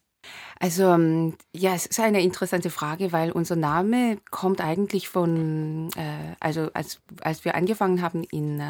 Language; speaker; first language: German; non-native, fluent; Korean